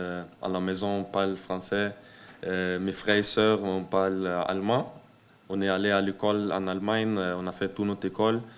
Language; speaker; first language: French; early bilingual, heritage; French